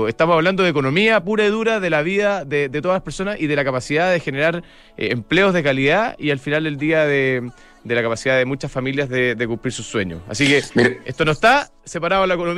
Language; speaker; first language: Spanish; native; Spanish